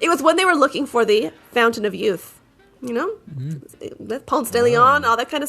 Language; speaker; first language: English; native; English